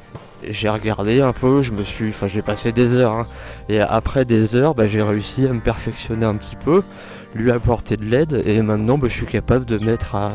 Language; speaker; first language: French; native; French